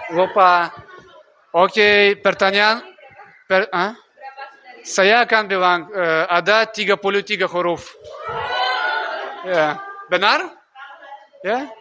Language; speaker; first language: Indonesian; non-native, learner; Russian